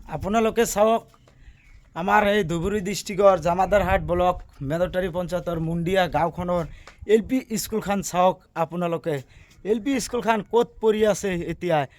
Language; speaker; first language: Assamese; non-native, local second language; Bangla